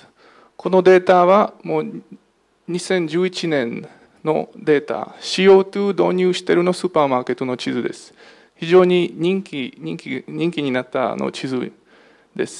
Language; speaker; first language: Japanese; non-native, fluent; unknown